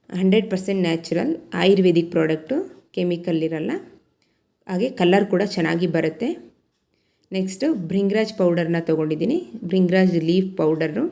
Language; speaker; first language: Kannada; native; Kannada